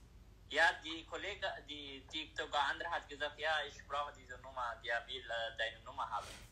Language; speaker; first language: German; non-native, learner; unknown